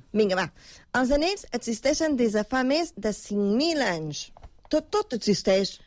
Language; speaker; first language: Catalan; native; Catalan